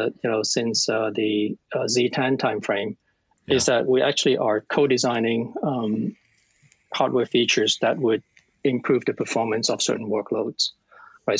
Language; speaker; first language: English; non-native, local second language; Cantonese